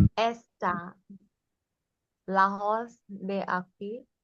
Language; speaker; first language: Spanish; non-native, learner; Swahili